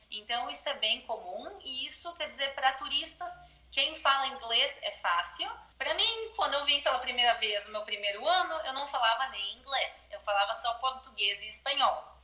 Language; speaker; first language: Portuguese; native; Portuguese